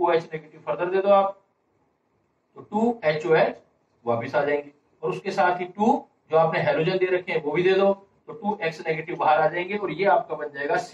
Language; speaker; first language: Hindi; native; Hindi